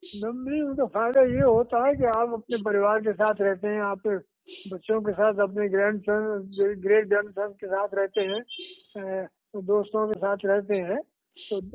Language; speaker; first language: Hindi; native; Hindi